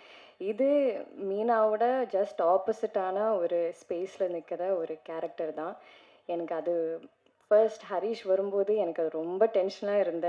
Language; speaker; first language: Tamil; non-native, learner; Malayalam